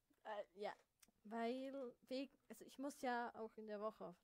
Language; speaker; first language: German; native; German